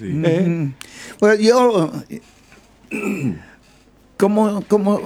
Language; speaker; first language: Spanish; non-native, learner; English